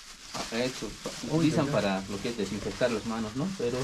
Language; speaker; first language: Spanish; native; Spanish